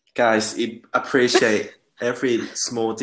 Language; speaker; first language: English; non-native, local second language; Cantonese